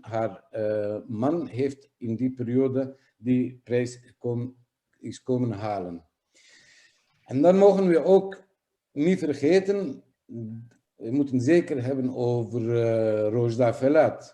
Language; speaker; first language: Dutch; non-native, fluent; Kurdish